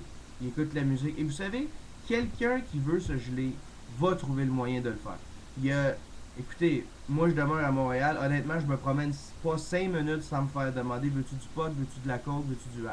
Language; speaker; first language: French; native; French